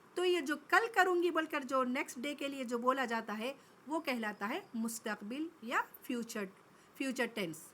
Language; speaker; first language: Urdu; native; Urdu